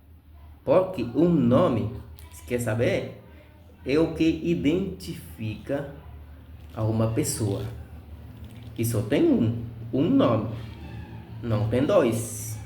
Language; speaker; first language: Portuguese; non-native, fluent; Spanish